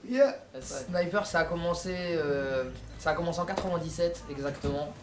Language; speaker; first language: French; native; French